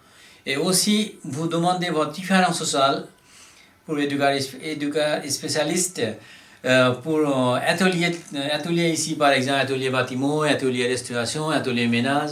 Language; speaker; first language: French; non-native, learner; Bangla